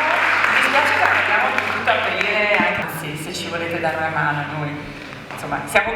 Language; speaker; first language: Italian; native; Italian